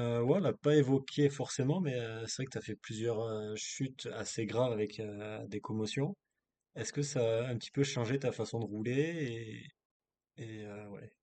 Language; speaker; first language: French; native; French